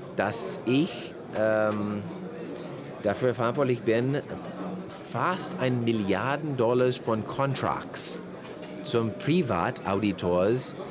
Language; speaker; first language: German; non-native, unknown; English